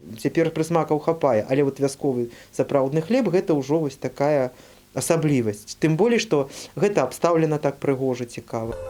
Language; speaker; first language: Belarusian; native; Belarusian